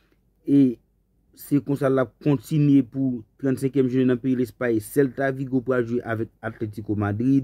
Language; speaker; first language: French; non-native, learner; Haitian Creole